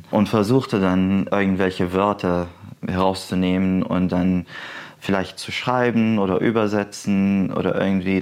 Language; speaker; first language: German; non-native, fluent; Arabic